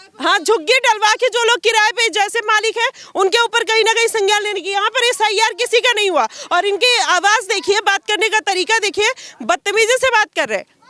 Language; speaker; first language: Hindi; native; Hindi